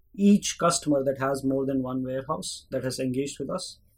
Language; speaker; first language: English; non-native, local second language; Hindi